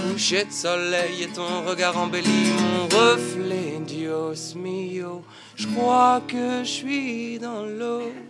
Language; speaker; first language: French; native; French